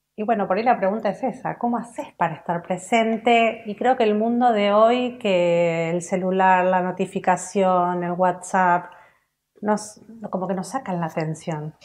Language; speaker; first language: Spanish; native; Spanish